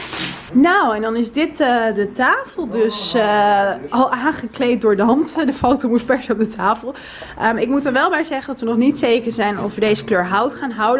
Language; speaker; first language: Dutch; native; Dutch